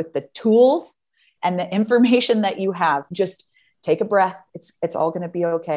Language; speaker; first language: English; native; English